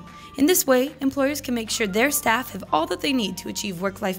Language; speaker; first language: English; native; English